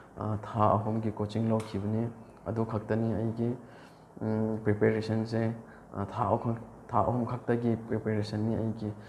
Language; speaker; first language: Manipuri; non-native, local second language; Rongmei Naga